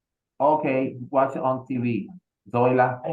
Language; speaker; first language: English; non-native, fluent; Spanish